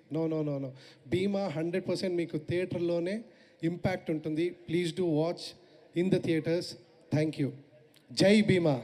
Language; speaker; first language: Telugu; non-native, learner; Kannada